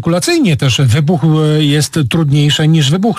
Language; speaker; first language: Polish; native; Polish